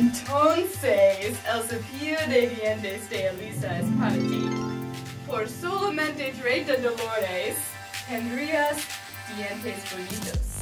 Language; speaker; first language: Spanish; non-native, learner; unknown